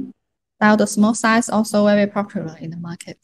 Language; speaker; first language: English; non-native, learner; Chinese